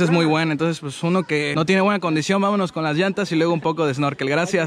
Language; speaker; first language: Spanish; native; Spanish